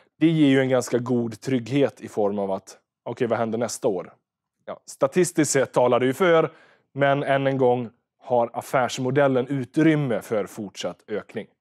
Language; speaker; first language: Swedish; native; Swedish